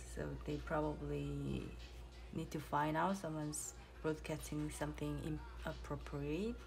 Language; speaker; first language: English; non-native, fluent; Korean